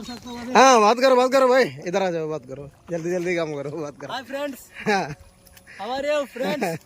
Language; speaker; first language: Hindi; non-native, local second language; Malayalam